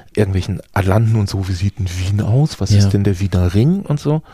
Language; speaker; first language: German; native; German